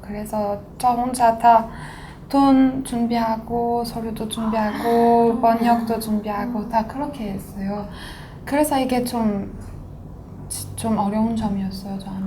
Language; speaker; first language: Korean; non-native, fluent; French